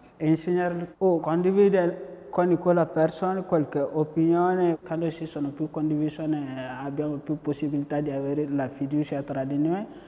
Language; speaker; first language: Italian; non-native, fluent; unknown